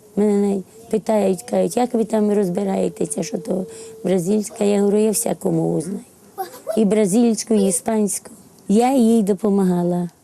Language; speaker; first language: Ukrainian; native; Ukrainian